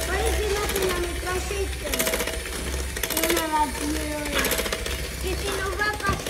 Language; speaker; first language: Spanish; native; Spanish